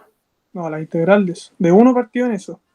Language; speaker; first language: Spanish; native; Spanish